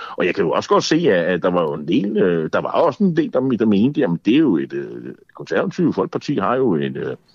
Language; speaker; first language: Danish; native; Danish